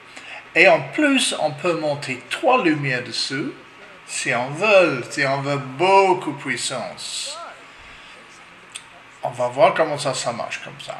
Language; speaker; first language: French; non-native, learner; English